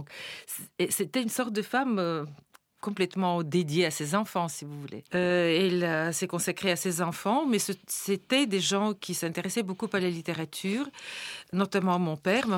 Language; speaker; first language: French; non-native, fluent; Bulgarian